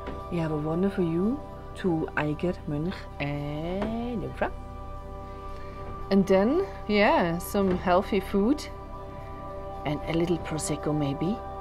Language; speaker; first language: English; non-native, fluent; German